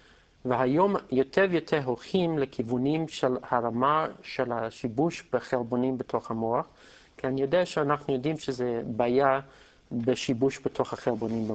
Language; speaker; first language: Hebrew; non-native, fluent; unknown